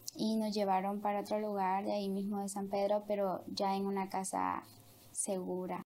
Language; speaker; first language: Spanish; native; Spanish